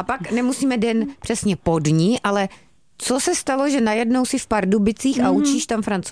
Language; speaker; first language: Czech; native; Czech